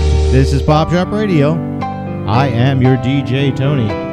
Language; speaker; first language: English; native; English